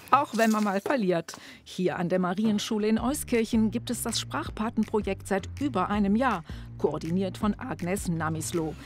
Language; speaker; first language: German; native; German